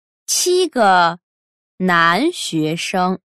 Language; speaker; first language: Chinese; non-native, learner; Russian